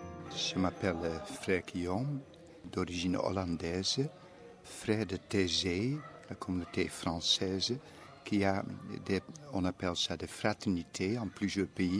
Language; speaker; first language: French; non-native, fluent; Dutch